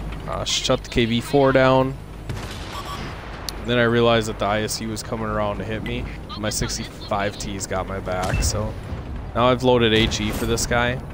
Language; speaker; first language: English; native; English